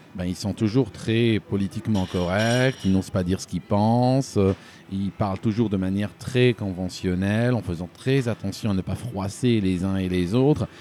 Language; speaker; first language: French; non-native, local second language; Arabic